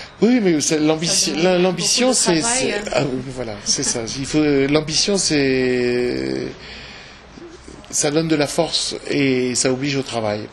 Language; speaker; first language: French; native; French